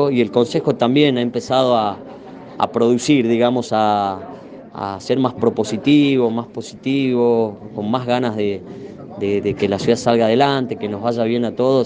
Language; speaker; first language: Spanish; native; Spanish